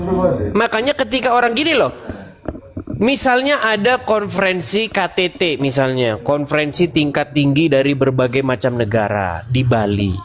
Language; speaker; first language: Indonesian; native; Indonesian